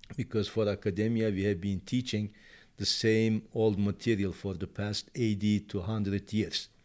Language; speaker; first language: English; non-native, fluent; Turkish